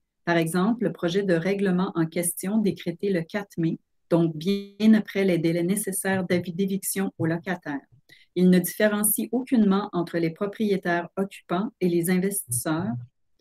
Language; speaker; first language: French; native; French